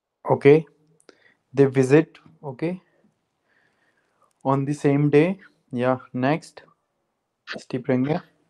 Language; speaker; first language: English; non-native, local second language; Hindi